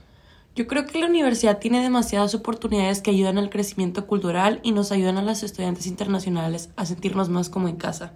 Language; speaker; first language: Spanish; native; Spanish